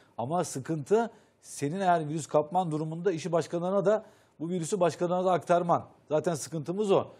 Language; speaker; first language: Turkish; native; Turkish